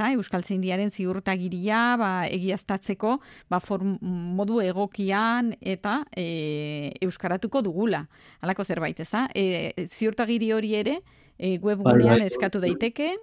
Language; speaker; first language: Basque; native; Basque